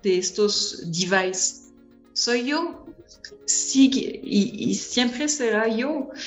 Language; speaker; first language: Spanish; non-native, fluent; French